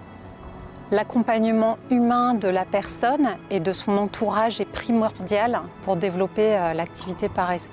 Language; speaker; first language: French; native; French